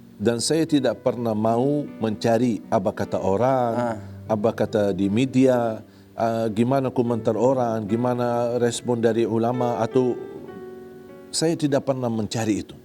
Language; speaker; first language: Indonesian; non-native, fluent; Arabic